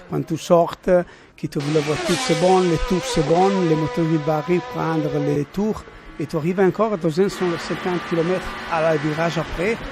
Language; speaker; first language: French; non-native, learner; Italian